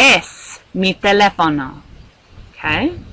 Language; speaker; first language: Spanish; non-native, fluent; English